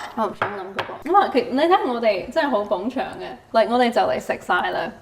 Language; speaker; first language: Cantonese; early bilingual, heritage; Cantonese